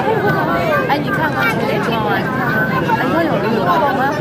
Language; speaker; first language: Chinese; native; Chinese